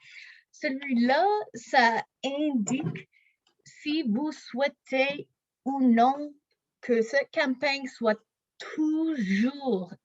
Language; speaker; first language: French; non-native, local second language; English